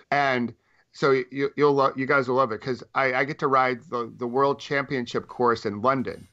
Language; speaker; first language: English; native; English